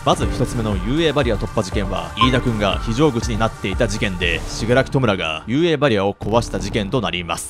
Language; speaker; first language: Japanese; native; Japanese